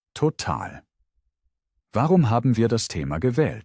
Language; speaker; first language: German; native; German